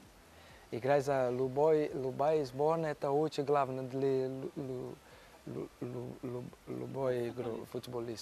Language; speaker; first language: Russian; non-native, learner; Portuguese